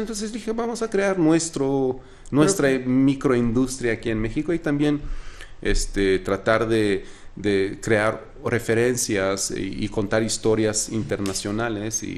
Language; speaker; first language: Spanish; non-native, fluent; Arabic